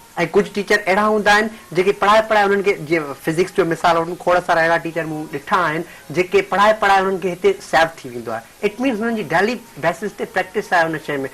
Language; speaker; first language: Sindhi; native; Sindhi